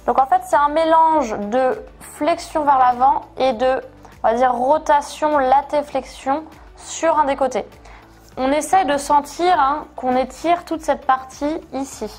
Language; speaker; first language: French; native; French